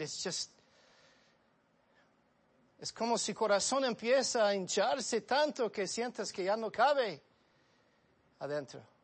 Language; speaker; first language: Spanish; non-native, fluent; English